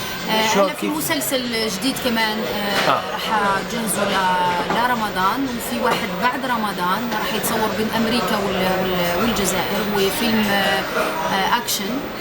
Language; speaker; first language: Arabic; native; Arabic